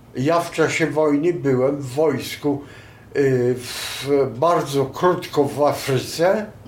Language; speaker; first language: Polish; native; Polish